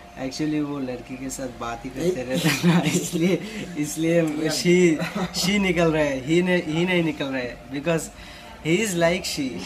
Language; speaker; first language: Hindi; non-native, local second language; Bangla